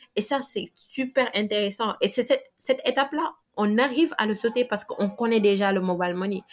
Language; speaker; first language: French; non-native, local second language; Wolof